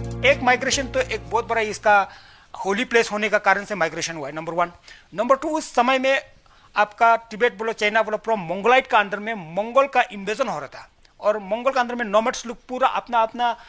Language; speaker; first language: Hindi; non-native, local second language; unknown